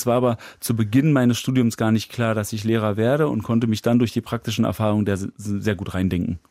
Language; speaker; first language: German; native; German